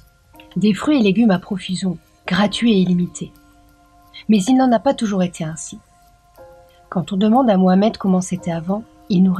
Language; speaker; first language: French; native; French